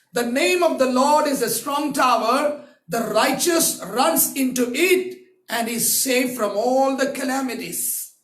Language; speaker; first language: English; non-native, local second language; Hindi